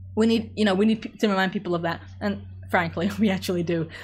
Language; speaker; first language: English; native; English